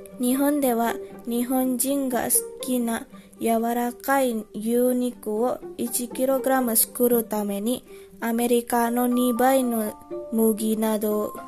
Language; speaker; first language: Japanese; non-native, learner; Indonesian